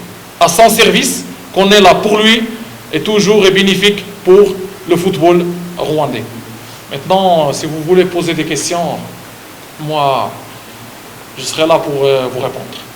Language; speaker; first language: French; non-native, fluent; Arabic